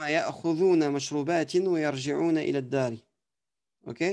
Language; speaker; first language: Arabic; non-native, fluent; French